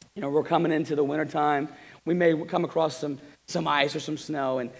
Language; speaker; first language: English; native; English